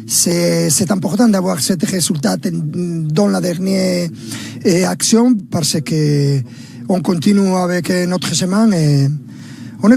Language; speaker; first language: French; non-native, learner; Spanish